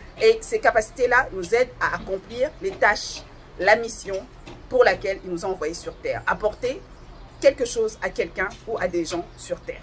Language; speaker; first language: French; non-native, local second language; Lingala